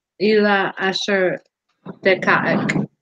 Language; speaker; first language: Arabic; non-native, learner; English